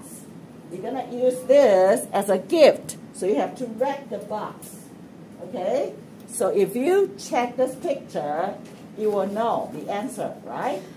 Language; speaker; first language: English; non-native, fluent; Chinese